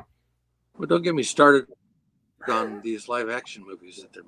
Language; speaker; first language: English; native; English